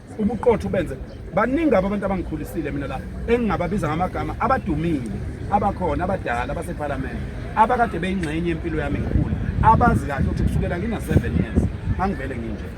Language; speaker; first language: Zulu; native; Zulu